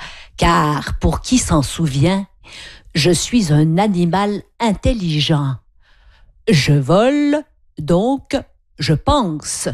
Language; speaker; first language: French; native; French